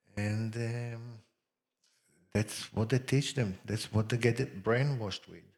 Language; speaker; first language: English; non-native, fluent; Hebrew